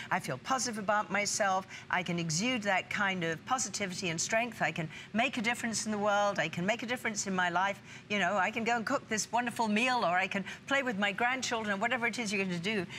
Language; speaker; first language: English; native; English